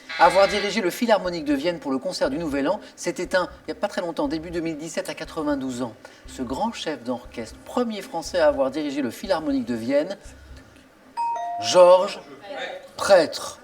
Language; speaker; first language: French; native; French